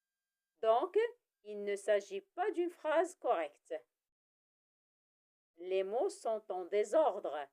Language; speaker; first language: French; non-native, local second language; Arabic